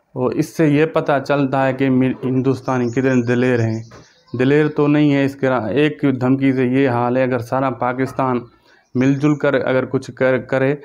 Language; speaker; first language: Urdu; non-native, local second language; Sindhi